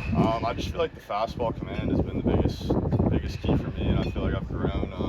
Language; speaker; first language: English; native; English